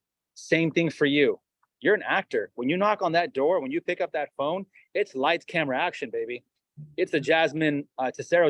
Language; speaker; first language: English; native; English